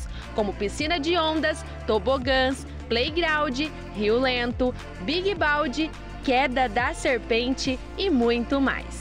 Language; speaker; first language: Portuguese; native; Portuguese